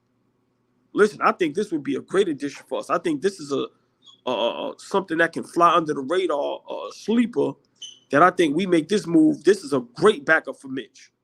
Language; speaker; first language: English; native; English